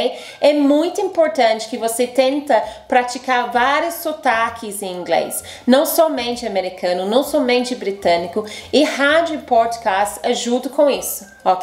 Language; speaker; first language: Portuguese; non-native, fluent; English